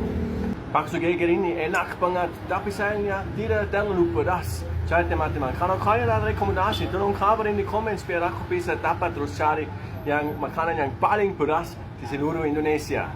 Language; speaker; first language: Indonesian; non-native, fluent; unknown